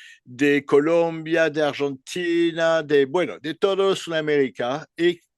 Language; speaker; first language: Spanish; non-native, learner; French